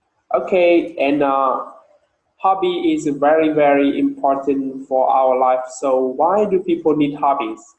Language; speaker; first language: English; non-native, learner; Vietnamese